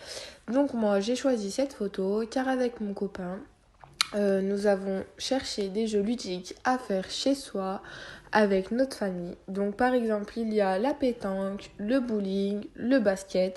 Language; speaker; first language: French; native; French